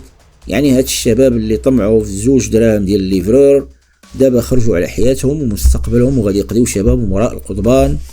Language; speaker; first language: Arabic; native; Arabic